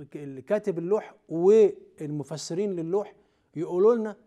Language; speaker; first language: Arabic; native; Arabic